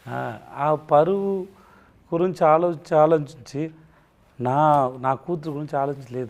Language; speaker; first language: Telugu; non-native, learner; Tamil